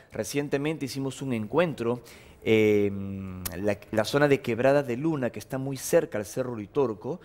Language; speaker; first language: Spanish; native; Spanish